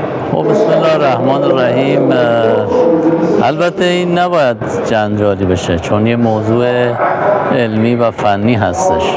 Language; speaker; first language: Persian; native; Persian